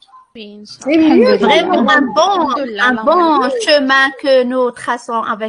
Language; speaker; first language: French; non-native, local second language; Arabic